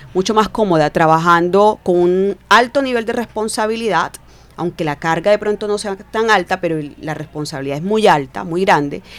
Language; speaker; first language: Spanish; native; Spanish